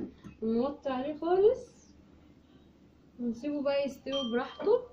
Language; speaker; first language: Arabic; native; Arabic